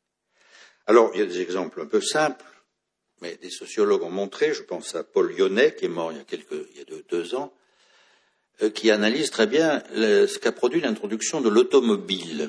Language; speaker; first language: French; native; French